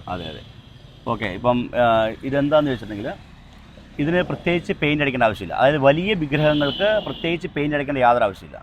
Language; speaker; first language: Malayalam; native; Malayalam